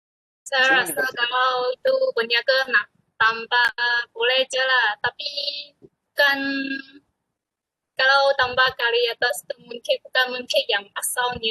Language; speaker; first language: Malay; non-native, local second language; Chinese